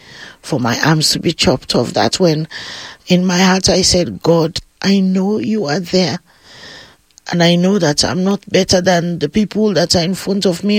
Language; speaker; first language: English; non-native, local second language; Krio